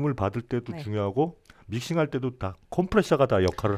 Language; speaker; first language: Korean; native; Korean